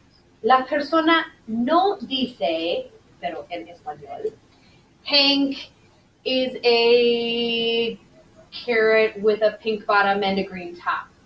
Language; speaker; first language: Spanish; non-native, fluent; English